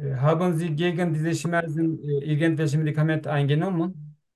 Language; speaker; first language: German; non-native, learner; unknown